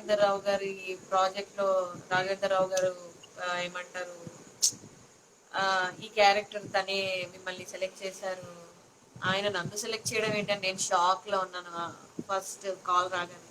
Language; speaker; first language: Telugu; native; Telugu